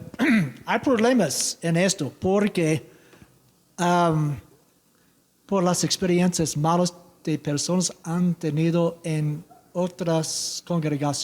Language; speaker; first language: Spanish; non-native, learner; English